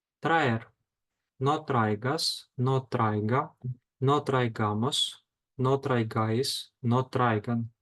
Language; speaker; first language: Spanish; non-native, fluent; Ukrainian